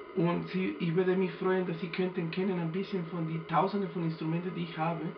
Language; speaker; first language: German; non-native, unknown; Spanish